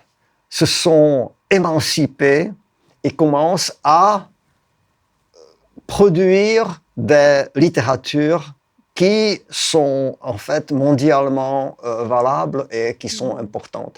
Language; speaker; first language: French; non-native, fluent; Czech